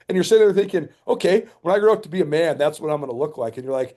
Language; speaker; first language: English; native; English